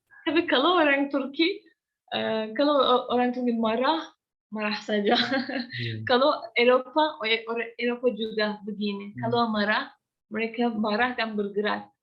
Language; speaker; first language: Indonesian; non-native, learner; Turkish